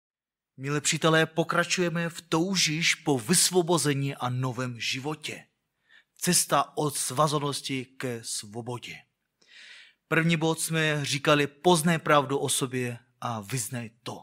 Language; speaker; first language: Czech; non-native, fluent; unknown